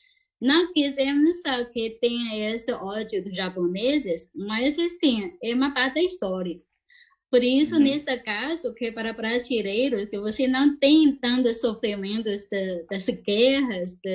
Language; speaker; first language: Portuguese; non-native, fluent; Chinese